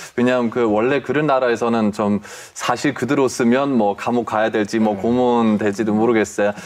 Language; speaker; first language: Korean; non-native, fluent; German